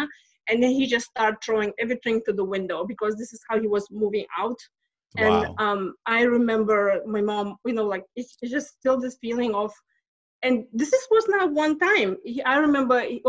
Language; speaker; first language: English; non-native, fluent; Lithuanian